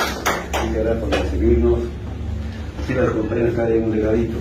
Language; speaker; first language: Spanish; non-native, local second language; Aymara